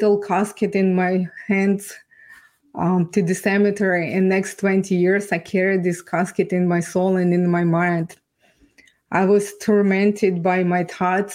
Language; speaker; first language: English; non-native, fluent; Ukrainian